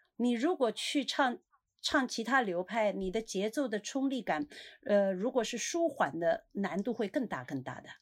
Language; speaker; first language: Chinese; native; Chinese